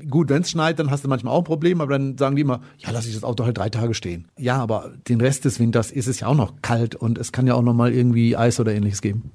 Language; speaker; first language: German; native; German